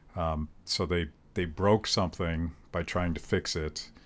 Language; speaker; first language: English; native; English